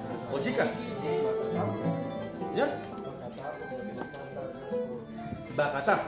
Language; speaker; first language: Spanish; native; Spanish